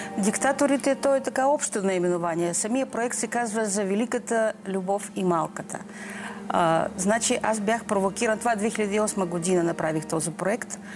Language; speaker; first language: Bulgarian; non-native, fluent; Russian